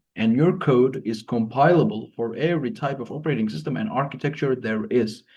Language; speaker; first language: English; non-native, fluent; Turkish